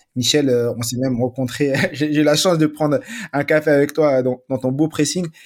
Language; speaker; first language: French; native; French